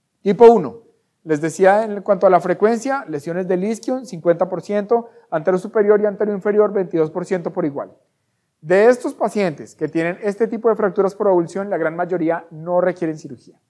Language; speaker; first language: Spanish; native; Spanish